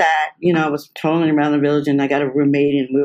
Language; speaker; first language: English; native; English